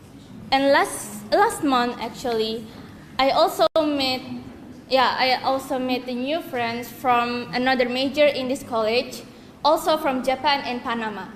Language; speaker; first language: English; non-native, learner; Indonesian